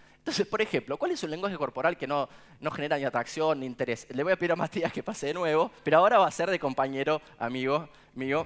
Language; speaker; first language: Spanish; native; Spanish